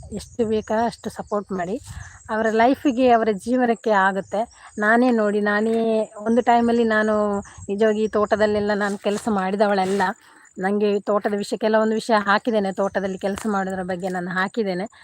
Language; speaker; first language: Kannada; non-native, local second language; Tulu